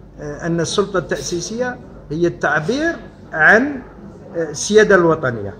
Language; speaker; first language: Arabic; native; Arabic